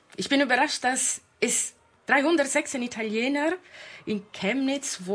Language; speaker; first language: German; non-native, fluent; Italian